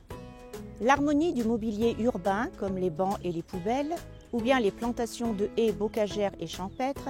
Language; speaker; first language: French; native; French